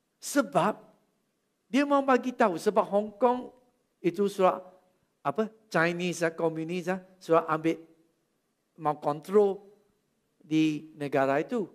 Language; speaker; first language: Malay; non-native, local second language; Chinese